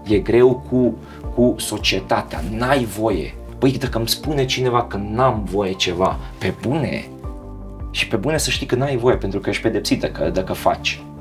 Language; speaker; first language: Romanian; non-native, fluent; Serbian